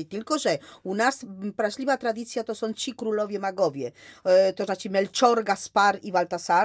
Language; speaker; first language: Polish; non-native, fluent; Spanish